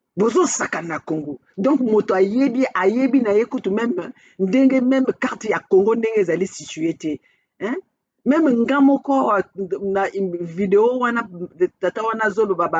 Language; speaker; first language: Lingala; native; Lingala